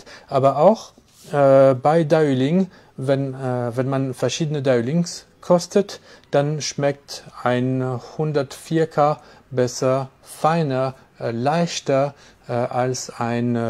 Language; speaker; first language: German; non-native, fluent; French